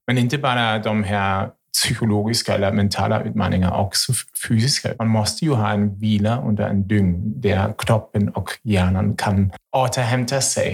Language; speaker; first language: Swedish; non-native, fluent; German